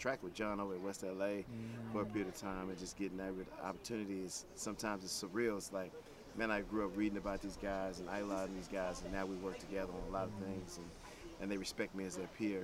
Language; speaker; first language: English; native; English